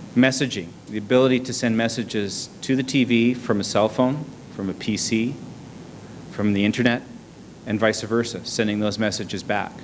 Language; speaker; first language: English; native; English